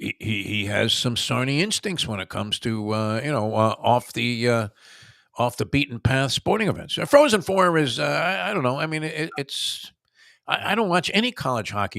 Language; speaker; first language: English; native; English